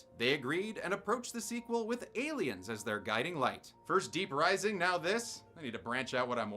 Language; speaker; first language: English; native; English